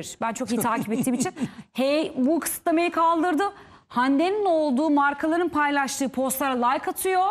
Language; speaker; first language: Turkish; native; Turkish